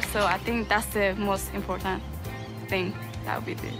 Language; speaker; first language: English; non-native, fluent; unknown